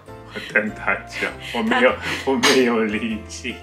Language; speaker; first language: Chinese; non-native, learner; German